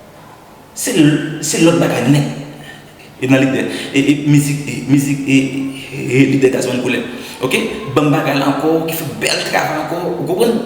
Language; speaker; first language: French; non-native, learner; Haitian Creole